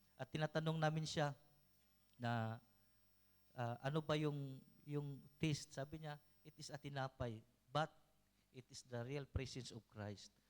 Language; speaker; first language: Filipino; non-native, local second language; Cebuano